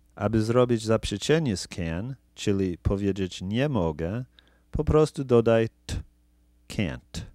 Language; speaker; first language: Polish; non-native, fluent; English